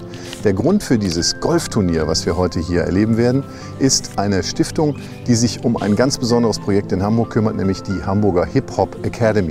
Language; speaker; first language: German; native; German